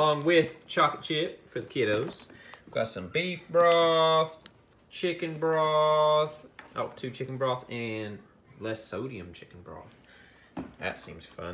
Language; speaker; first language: English; native; English